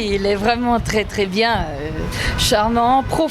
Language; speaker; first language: French; non-native, fluent; Italian